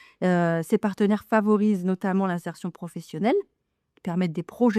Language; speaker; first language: French; native; French